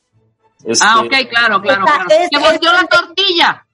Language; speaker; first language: Spanish; native; Spanish